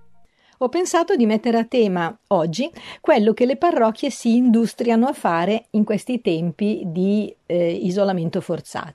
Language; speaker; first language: Italian; native; Italian